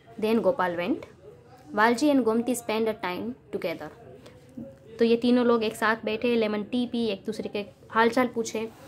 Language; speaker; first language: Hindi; non-native, local second language; Gujarati